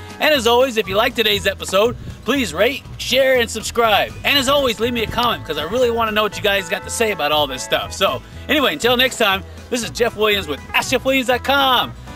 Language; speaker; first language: English; native; English